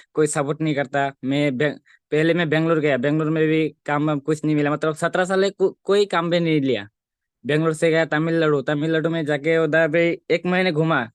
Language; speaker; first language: Hindi; non-native, local second language; Bangla